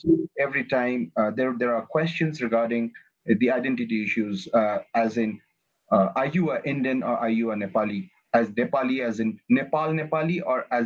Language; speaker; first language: English; non-native, local second language; Nepali